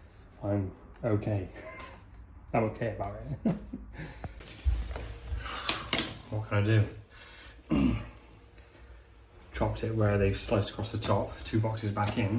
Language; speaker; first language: English; native; English